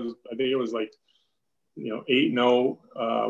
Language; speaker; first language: English; native; English